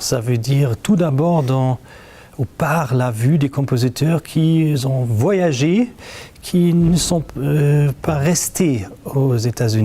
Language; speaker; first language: French; non-native, fluent; German